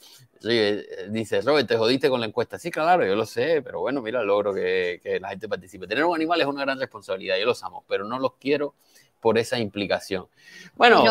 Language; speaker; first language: Spanish; native; Spanish